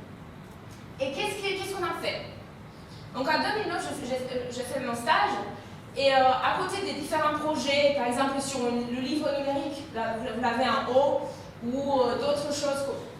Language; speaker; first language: French; non-native, fluent; Romanian